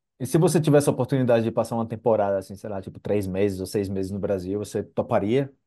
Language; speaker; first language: Portuguese; native; Portuguese